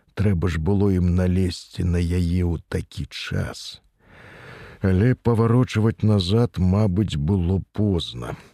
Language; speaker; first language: Belarusian; native; Belarusian